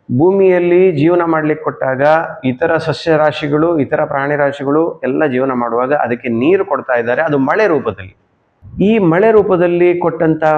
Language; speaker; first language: Kannada; non-native, local second language; Konkani